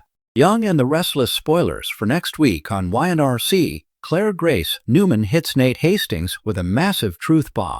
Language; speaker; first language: English; native; English